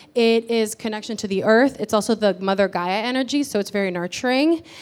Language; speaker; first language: English; early bilingual, other home language; Spanish